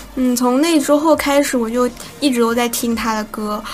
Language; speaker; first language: Chinese; native; Chinese